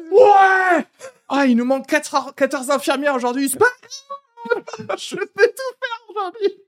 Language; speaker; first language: French; early bilingual, other home language; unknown